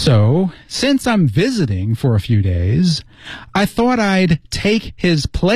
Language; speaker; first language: English; native; English